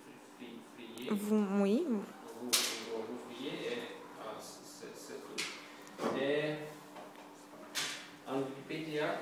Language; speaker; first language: French; non-native, learner; Russian